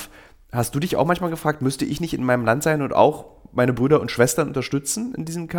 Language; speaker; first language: German; native; German